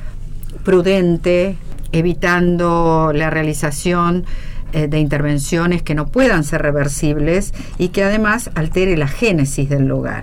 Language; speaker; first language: Spanish; native; Spanish